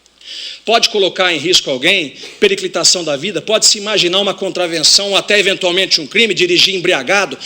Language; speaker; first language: Portuguese; native; Portuguese